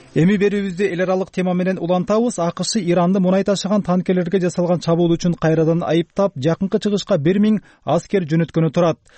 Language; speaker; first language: Kyrgyz; native; Kyrgyz